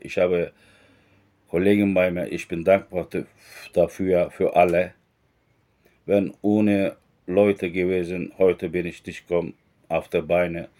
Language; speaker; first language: German; non-native, learner; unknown